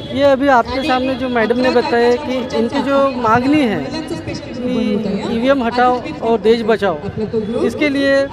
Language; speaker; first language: Hindi; non-native, local second language; Marathi